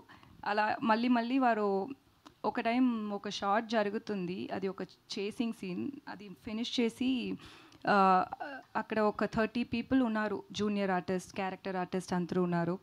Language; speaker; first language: Telugu; non-native, learner; Tamil